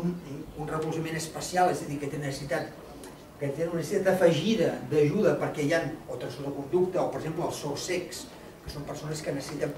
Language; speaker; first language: Catalan; native; Catalan